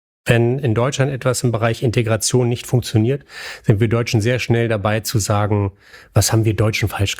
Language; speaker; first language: German; native; German